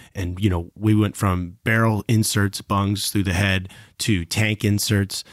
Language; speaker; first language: English; native; English